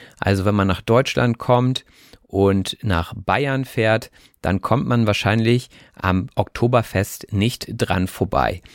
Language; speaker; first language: German; native; German